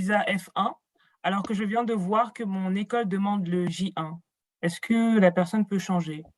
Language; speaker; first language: French; native; French